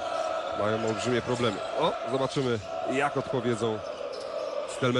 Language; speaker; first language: Polish; native; Polish